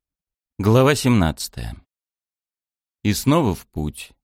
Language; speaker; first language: Russian; native; Russian